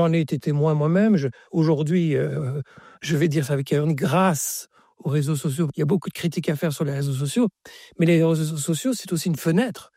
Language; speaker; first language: French; native; French